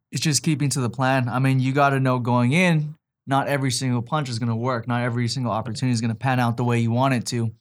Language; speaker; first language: English; native; English